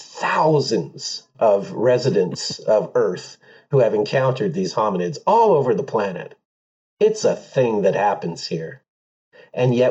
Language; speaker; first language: English; native; English